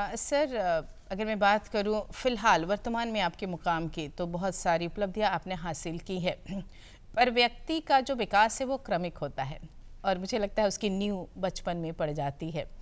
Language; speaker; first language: Hindi; native; Hindi